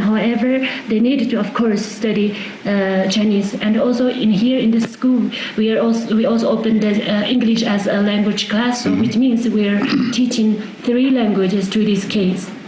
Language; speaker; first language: English; non-native, fluent; Tibetan